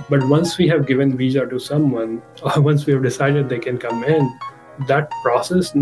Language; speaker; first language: English; non-native, local second language; Hindi